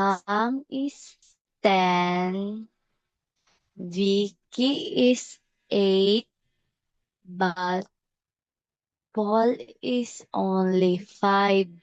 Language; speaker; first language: English; non-native, learner; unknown